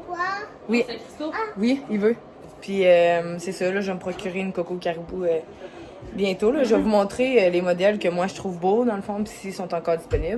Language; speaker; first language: French; native; French